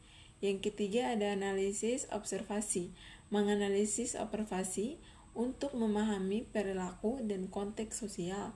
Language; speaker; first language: Indonesian; native; Indonesian